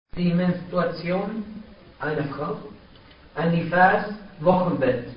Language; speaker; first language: German; non-native, fluent; Arabic